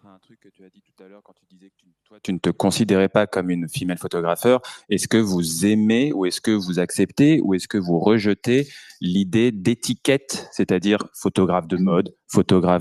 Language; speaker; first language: French; native; French